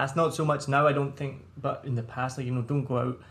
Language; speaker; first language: English; native; English